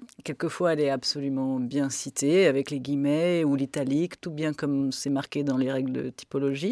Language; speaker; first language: French; native; French